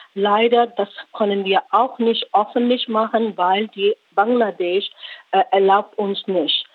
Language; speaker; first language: German; non-native, learner; Rohingya